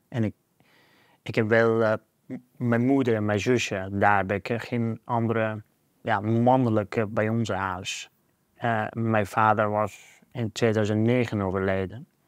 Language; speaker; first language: Dutch; non-native, fluent; Persian